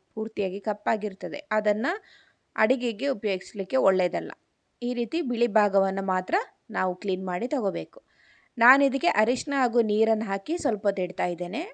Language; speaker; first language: Kannada; non-native, local second language; Malayalam